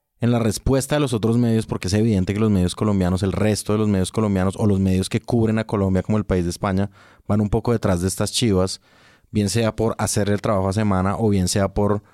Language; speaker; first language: Spanish; native; Spanish